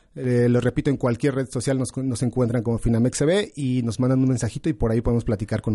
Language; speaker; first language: Spanish; native; Spanish